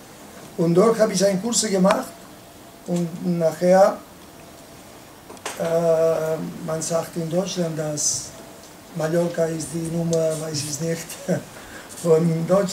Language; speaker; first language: German; non-native, learner; Spanish